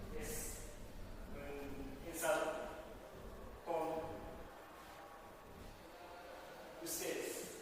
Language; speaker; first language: Spanish; non-native, learner; Japanese